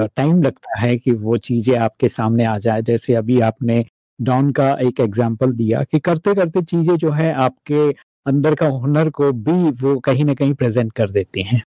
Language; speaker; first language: Hindi; native; Hindi